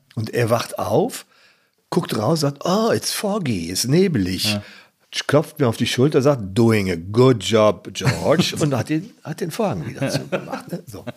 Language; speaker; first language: German; native; German